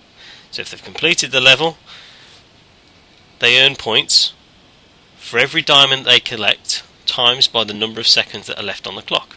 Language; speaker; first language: English; native; English